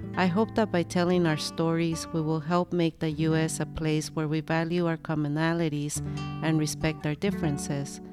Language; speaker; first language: English; early bilingual, other home language; Spanish